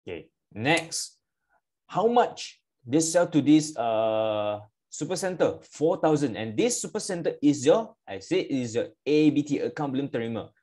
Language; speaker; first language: English; non-native, local second language; Malay